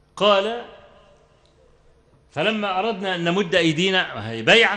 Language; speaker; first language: Arabic; native; Arabic